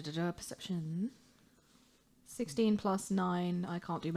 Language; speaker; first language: English; native; English